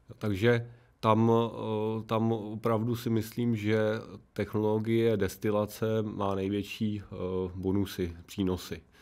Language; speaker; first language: Czech; native; Czech